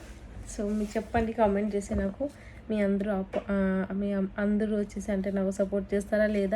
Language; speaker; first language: Telugu; non-native, fluent; Bangla